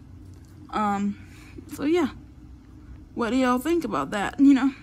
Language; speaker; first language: English; native; English